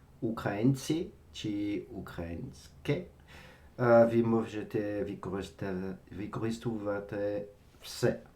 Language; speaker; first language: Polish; non-native, learner; French